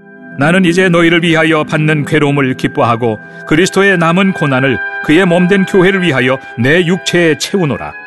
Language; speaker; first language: Korean; native; Korean